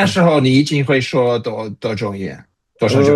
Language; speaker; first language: Chinese; non-native, fluent; English